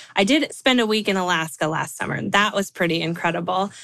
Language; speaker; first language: English; native; English